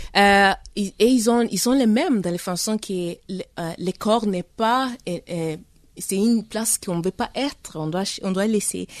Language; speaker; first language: French; early bilingual, heritage; French